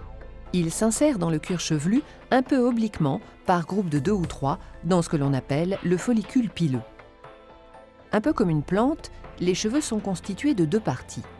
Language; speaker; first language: French; native; French